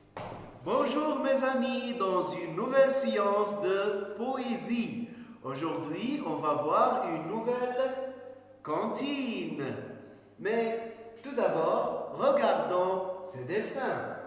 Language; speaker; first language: French; non-native, local second language; Arabic